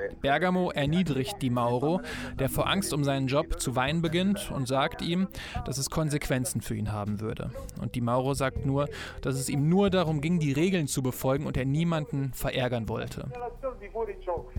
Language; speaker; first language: German; native; German